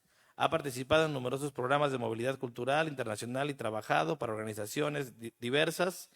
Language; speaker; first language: Spanish; native; Spanish